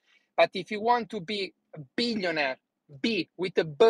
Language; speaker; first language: English; non-native, learner; Italian